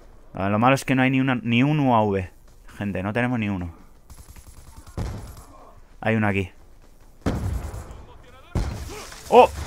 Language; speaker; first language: Spanish; native; Spanish